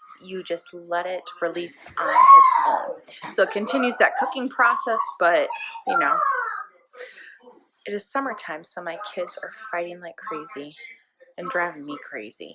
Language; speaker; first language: English; native; English